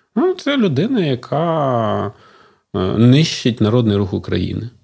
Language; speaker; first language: Ukrainian; native; Ukrainian